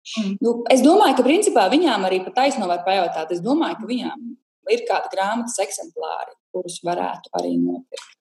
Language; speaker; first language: Latvian; native; Latvian